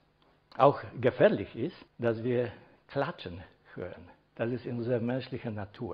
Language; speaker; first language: German; non-native, fluent; Polish